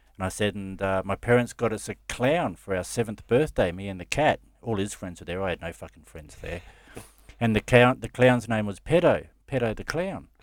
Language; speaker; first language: English; native; English